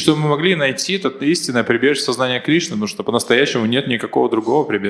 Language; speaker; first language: Russian; native; Russian